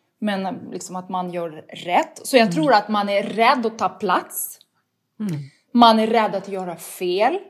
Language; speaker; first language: Swedish; non-native, fluent; Russian